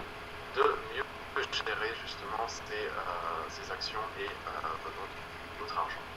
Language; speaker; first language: French; native; French